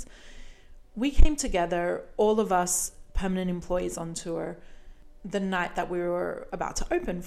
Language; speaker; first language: English; native; English